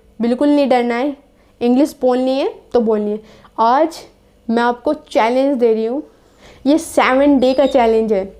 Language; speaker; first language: Hindi; native; Hindi